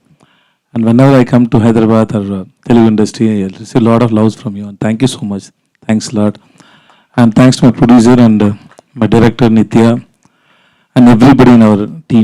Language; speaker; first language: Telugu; non-native, learner; Tamil